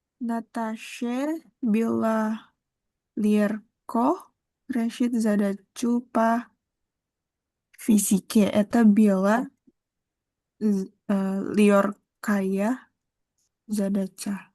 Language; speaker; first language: Russian; non-native, learner; Indonesian